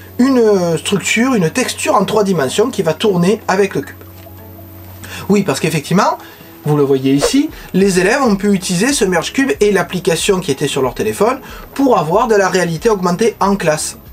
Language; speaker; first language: French; native; French